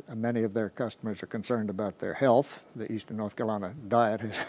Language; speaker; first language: English; native; English